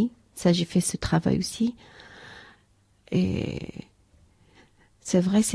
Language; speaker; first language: French; non-native, learner; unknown